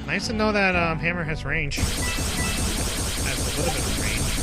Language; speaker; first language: English; native; English